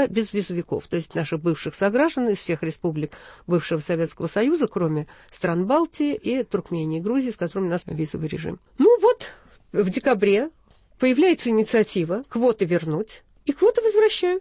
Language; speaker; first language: Russian; native; Russian